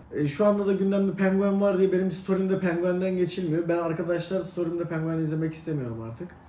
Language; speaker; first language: Turkish; native; Turkish